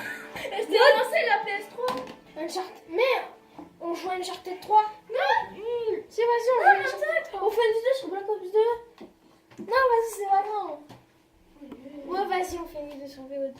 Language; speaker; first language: French; native; French